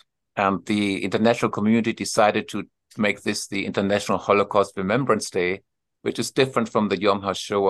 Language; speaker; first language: English; non-native, fluent; German